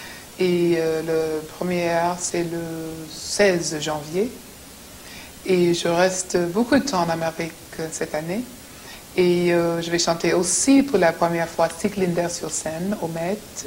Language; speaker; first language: French; non-native, fluent; English